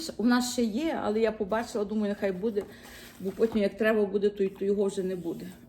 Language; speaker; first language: Ukrainian; native; Ukrainian